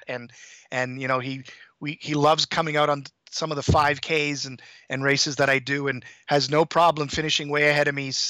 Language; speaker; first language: English; native; English